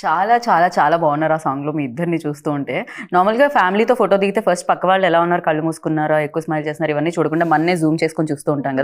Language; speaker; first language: Telugu; native; Telugu